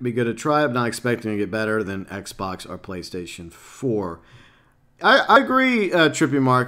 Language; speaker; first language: English; native; English